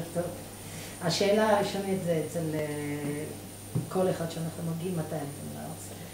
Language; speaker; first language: Hebrew; native; Hebrew